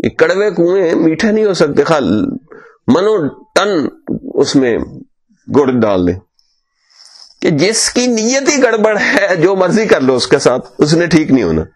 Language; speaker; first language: Urdu; native; Urdu